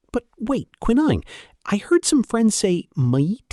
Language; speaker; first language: Vietnamese; non-native, learner; English